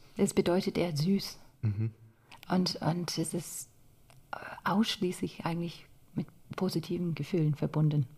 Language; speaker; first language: German; non-native, fluent; English